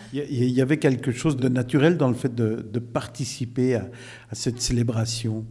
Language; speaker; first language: French; native; French